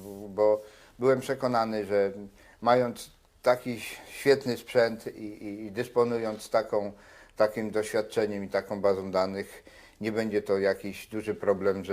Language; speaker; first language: Polish; native; Polish